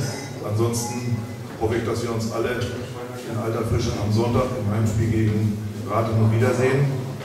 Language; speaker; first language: German; native; German